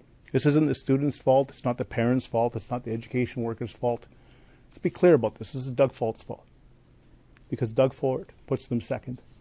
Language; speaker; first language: English; native; English